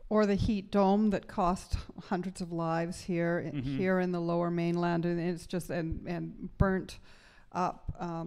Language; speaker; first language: English; native; English